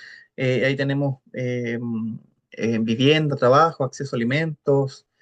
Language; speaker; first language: Spanish; native; Spanish